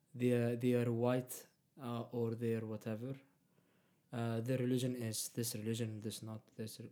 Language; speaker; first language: English; non-native, fluent; Arabic